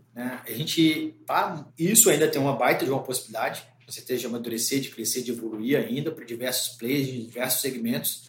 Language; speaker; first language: Portuguese; native; Portuguese